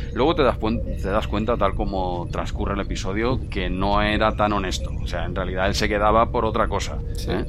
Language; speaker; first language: Spanish; native; Spanish